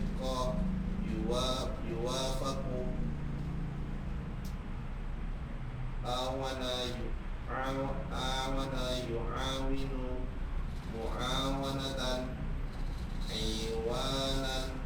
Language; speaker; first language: Arabic; non-native, learner; Indonesian